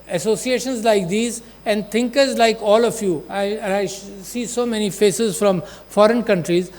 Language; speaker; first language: English; non-native, local second language; Urdu